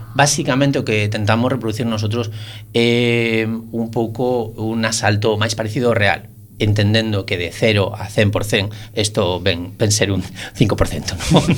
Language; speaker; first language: Galician; non-native, local second language; Spanish